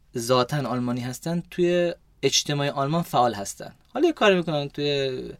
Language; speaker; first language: Persian; early bilingual, heritage; Persian